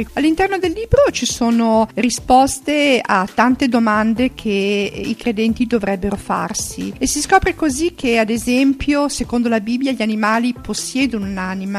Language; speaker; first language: Italian; native; Italian